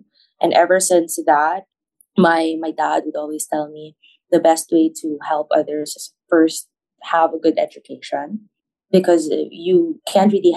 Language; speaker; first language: English; non-native, local second language; Filipino